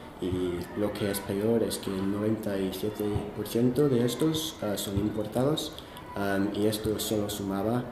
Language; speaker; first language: Spanish; non-native, fluent; English